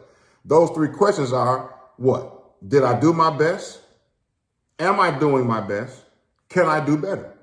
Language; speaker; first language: English; native; English